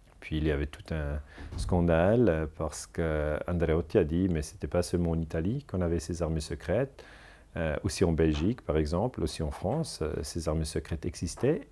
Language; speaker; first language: French; non-native, local second language; German